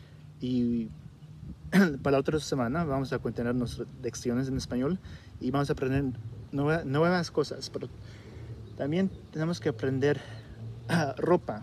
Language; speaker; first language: Spanish; early bilingual, heritage; Spanish